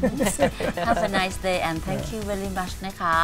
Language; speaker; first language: English; non-native, learner; Thai